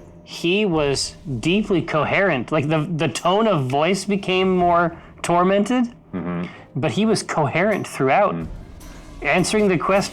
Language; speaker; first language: English; native; English